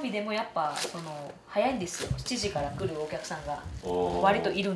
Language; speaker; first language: Japanese; native; Japanese